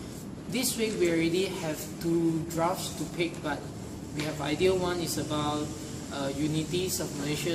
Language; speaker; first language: English; non-native, local second language; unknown